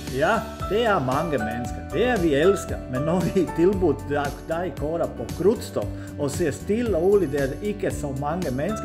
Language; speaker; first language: Danish; non-native, learner; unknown